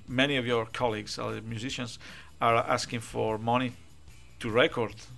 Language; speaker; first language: English; non-native, fluent; Italian